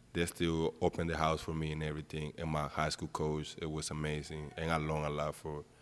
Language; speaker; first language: English; non-native, learner; Spanish